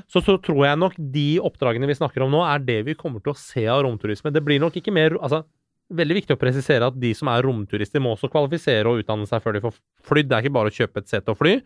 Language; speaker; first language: Norwegian; early bilingual, other home language; Persian